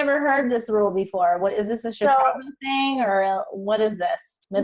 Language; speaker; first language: English; native; English